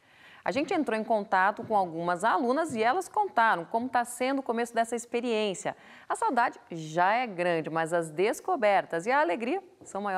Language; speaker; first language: Portuguese; native; Portuguese